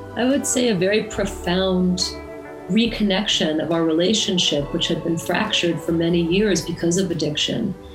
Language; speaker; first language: English; native; English